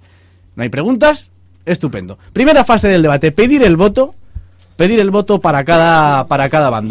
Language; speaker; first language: Spanish; native; Spanish